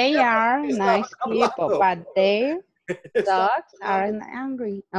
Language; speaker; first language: English; non-native, learner; Spanish